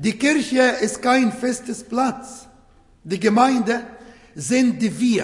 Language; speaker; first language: German; non-native, fluent; Arabic